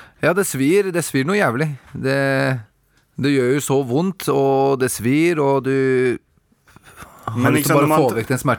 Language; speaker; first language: Norwegian; native; Norwegian